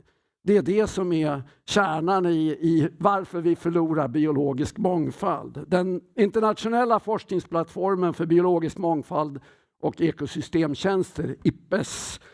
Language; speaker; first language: Swedish; native; Swedish